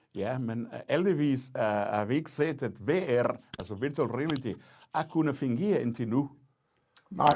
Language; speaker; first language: Danish; non-native, fluent; Portuguese